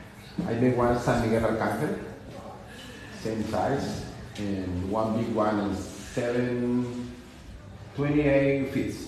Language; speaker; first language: English; non-native, learner; Spanish